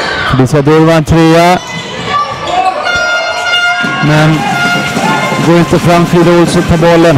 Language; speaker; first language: Swedish; native; Swedish